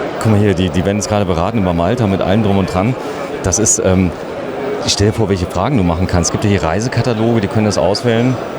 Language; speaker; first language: German; native; German